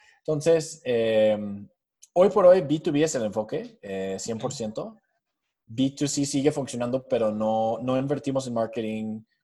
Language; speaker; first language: Spanish; non-native, fluent; English